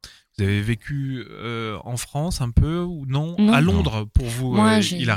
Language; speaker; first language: French; native; French